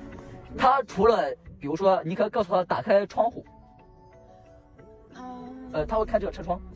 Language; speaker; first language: Chinese; native; Chinese